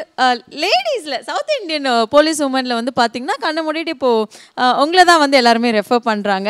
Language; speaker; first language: Tamil; native; Tamil